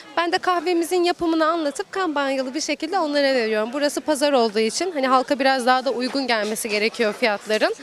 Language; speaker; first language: Turkish; native; Turkish